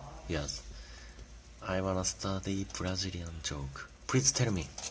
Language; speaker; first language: English; non-native, learner; Japanese